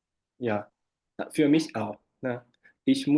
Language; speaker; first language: German; non-native, fluent; Portuguese